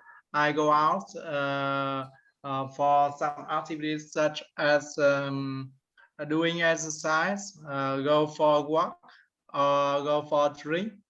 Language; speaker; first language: English; non-native, learner; Vietnamese